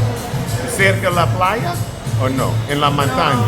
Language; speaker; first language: Spanish; non-native, learner; English